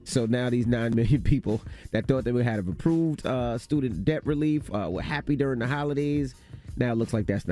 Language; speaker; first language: English; native; English